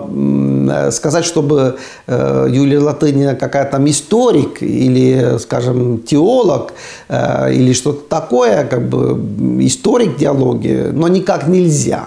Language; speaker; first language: Russian; non-native, fluent; Estonian